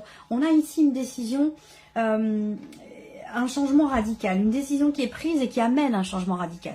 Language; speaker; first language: French; native; French